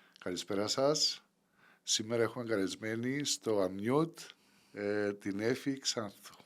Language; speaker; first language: Greek; native; Greek